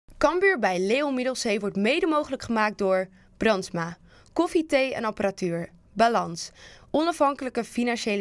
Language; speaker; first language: Dutch; native; Dutch